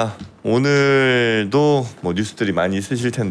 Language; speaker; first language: Korean; native; Korean